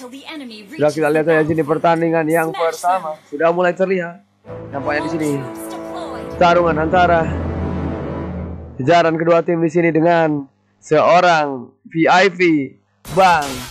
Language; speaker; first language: Indonesian; native; Indonesian